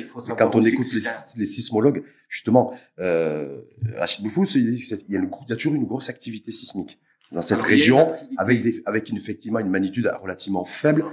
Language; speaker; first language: French; native; French